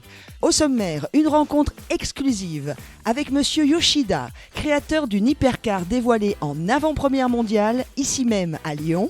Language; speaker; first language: French; native; French